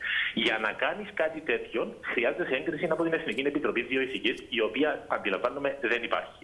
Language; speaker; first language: Greek; native; Greek